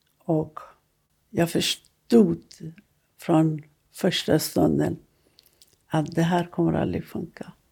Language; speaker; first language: Swedish; non-native, fluent; Persian